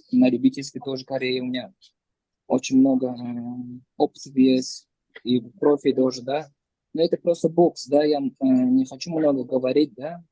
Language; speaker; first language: Russian; non-native, learner; Uzbek